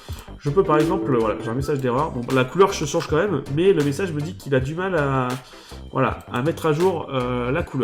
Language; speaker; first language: French; native; French